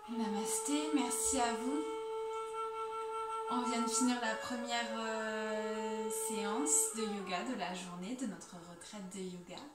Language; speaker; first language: French; native; French